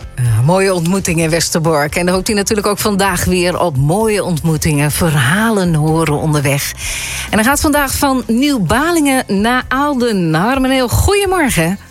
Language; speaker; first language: Dutch; native; Dutch